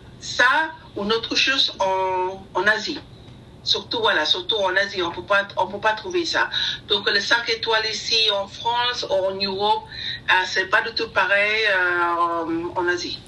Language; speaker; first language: French; non-native, learner; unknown